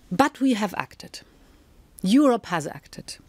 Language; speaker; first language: English; non-native, fluent; German